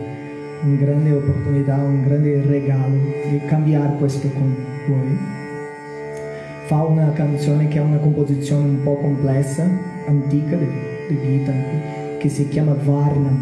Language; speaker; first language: Italian; non-native, learner; Portuguese